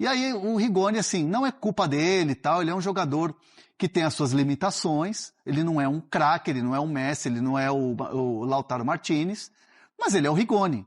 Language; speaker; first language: Portuguese; native; Portuguese